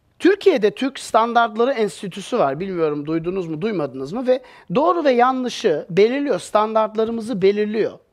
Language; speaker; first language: Turkish; native; Turkish